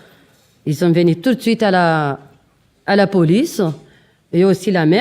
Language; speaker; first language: French; non-native, learner; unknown